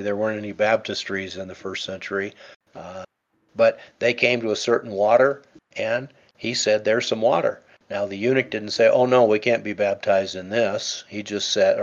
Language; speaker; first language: English; native; English